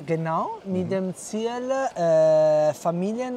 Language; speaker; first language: German; non-native, learner; Italian